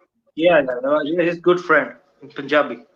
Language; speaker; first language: English; non-native, learner; Punjabi